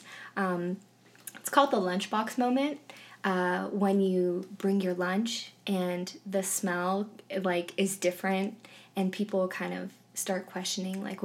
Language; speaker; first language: English; native; English